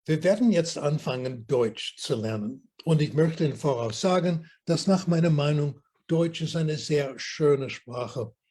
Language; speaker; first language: German; non-native, learner; English